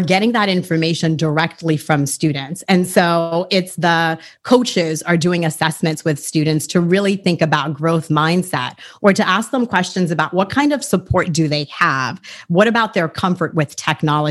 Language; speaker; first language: English; early bilingual, other home language; Haitian Creole